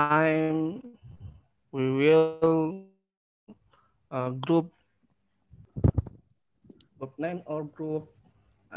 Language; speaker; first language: English; non-native, learner; Indonesian